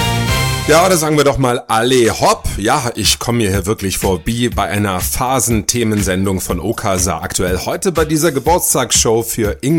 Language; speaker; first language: German; native; German